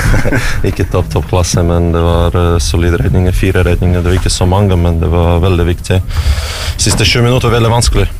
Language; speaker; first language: Norwegian; non-native, learner; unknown